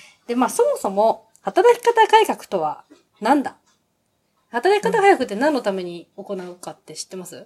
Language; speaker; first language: Japanese; native; Japanese